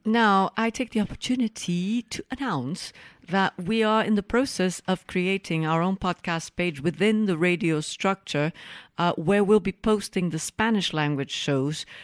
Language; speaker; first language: English; non-native, fluent; Portuguese